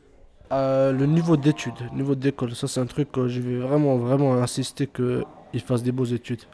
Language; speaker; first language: French; early bilingual, other home language; Bosnian